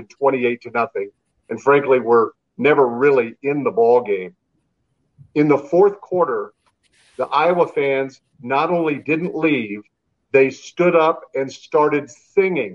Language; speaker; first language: English; native; English